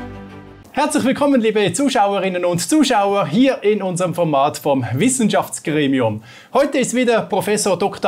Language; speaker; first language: German; native; German